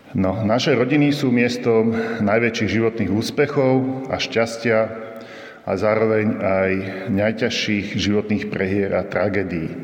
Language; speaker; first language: Slovak; native; Slovak